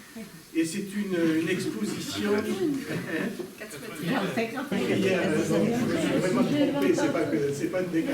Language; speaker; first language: French; native; French